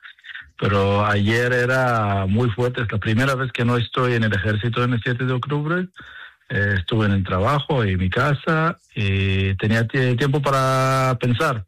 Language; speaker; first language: Spanish; non-native, learner; Hebrew